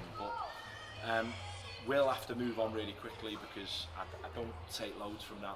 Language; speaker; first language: English; native; English